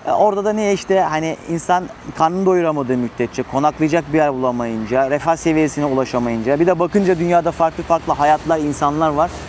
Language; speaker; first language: Turkish; native; Turkish